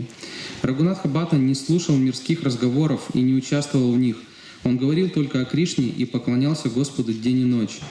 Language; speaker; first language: Russian; native; Russian